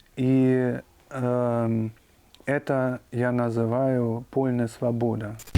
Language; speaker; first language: Russian; non-native, fluent; German